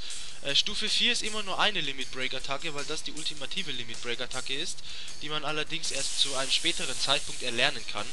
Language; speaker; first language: German; native; German